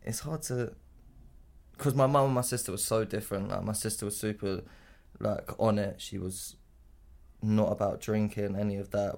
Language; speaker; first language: English; native; English